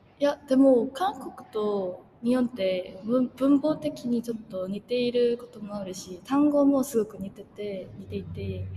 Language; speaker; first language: Japanese; non-native, fluent; Korean